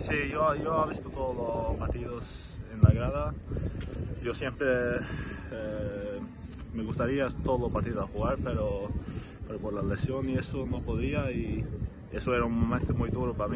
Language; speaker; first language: Spanish; non-native, learner; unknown